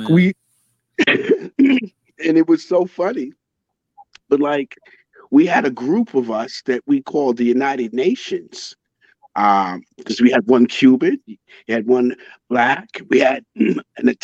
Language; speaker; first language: English; native; English